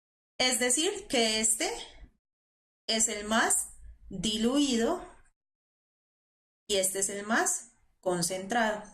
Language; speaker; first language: Spanish; native; Spanish